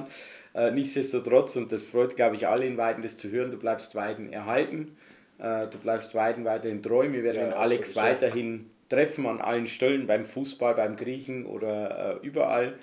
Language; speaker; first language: German; native; German